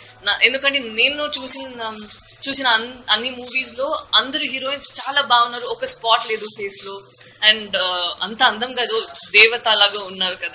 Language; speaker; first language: Telugu; non-native, fluent; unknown